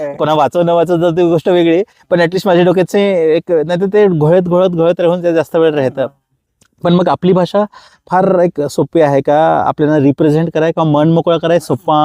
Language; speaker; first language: Marathi; non-native, local second language; Kukna